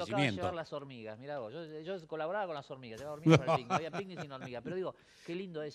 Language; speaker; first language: Spanish; native; Spanish